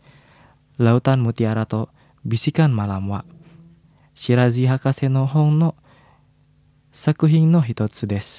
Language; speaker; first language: Japanese; non-native, fluent; Indonesian